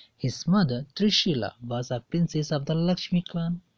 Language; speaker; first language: English; non-native, local second language; Hindi